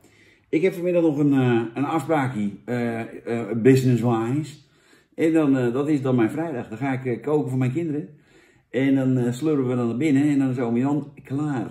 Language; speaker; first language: Dutch; native; Dutch